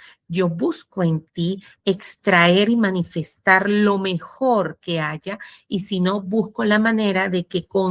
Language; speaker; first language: Spanish; native; Spanish